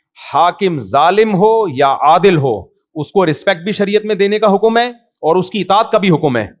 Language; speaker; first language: Urdu; native; Urdu